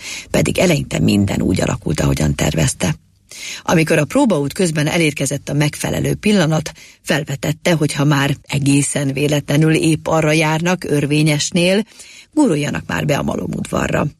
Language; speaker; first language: Hungarian; native; Hungarian